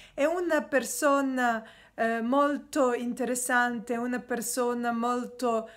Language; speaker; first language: Italian; non-native, learner; Serbian